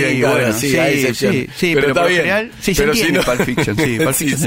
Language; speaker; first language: Spanish; native; Spanish